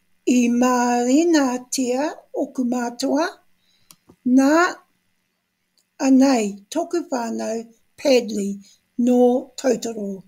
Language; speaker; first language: Māori; non-native, local second language; English